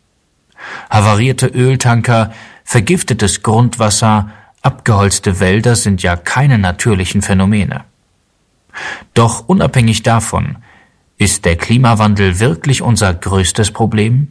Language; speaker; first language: German; native; German